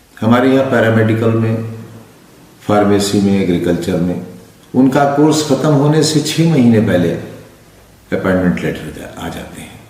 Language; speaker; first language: Urdu; native; Urdu